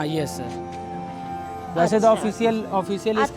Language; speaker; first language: Hindi; native; Hindi